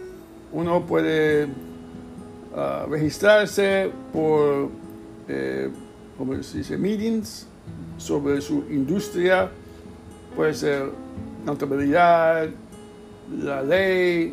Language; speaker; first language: Spanish; early bilingual, heritage; English